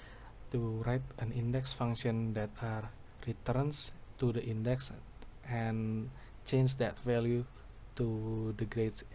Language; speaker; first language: English; non-native, local second language; Indonesian